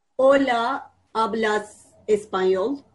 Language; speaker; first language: Spanish; non-native, learner; Turkish